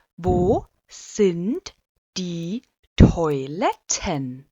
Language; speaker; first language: German; non-native, fluent; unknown